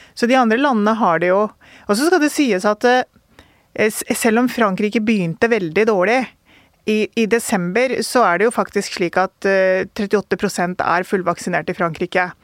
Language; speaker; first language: Norwegian; early bilingual, other home language; Urdu